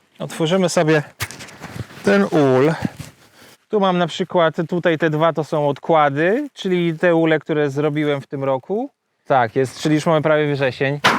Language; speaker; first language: Polish; native; Polish